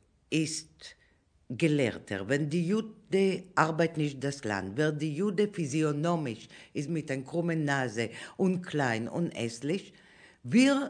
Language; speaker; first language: German; non-native, fluent; Hebrew